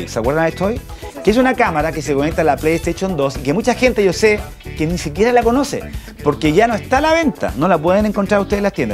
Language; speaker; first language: Spanish; native; Spanish